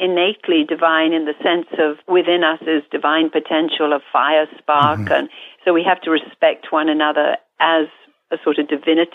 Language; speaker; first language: English; native; English